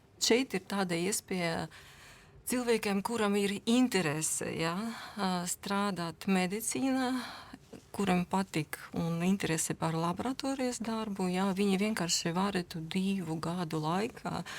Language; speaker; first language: Latvian; non-native, local second language; Russian